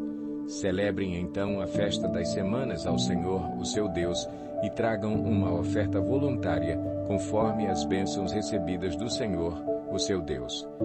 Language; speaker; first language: Portuguese; native; Portuguese